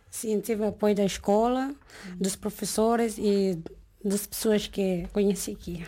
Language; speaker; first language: Portuguese; non-native, learner; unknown